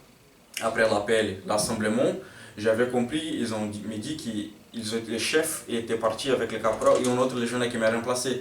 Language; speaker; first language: French; non-native, fluent; Portuguese